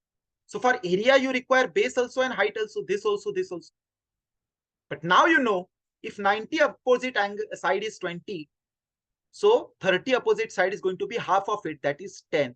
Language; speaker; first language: English; non-native, local second language; Hindi